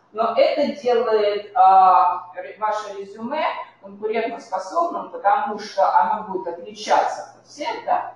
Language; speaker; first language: Russian; native; Russian